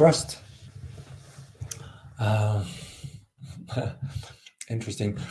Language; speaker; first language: English; non-native, fluent; French